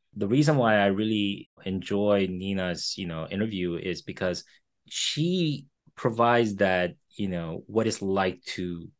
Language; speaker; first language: English; early bilingual, other home language; Korean